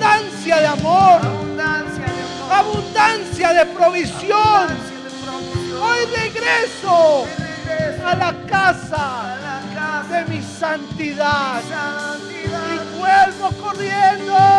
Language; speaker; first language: Spanish; native; Spanish